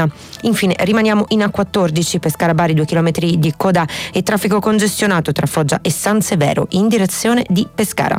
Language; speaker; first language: Italian; native; Italian